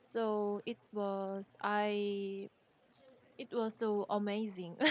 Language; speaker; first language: English; non-native, learner; Korean